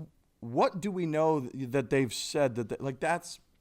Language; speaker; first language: English; native; English